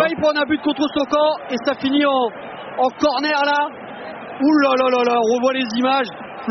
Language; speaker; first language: French; native; French